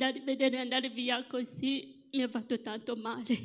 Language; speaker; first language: Italian; non-native, fluent; Morisyen